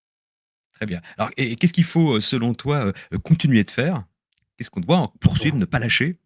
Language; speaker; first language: French; native; French